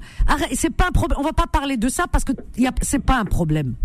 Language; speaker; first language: French; native; French